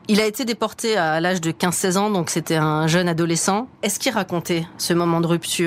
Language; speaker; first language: French; native; French